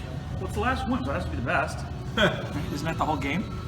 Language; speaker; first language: English; native; English